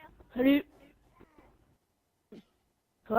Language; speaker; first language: French; native; French